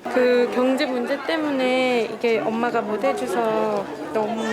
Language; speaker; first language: Korean; non-native, fluent; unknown